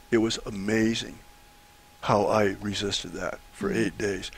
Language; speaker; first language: English; native; English